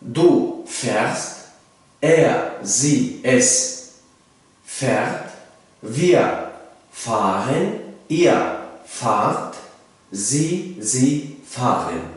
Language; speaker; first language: German; non-native, fluent; Tajik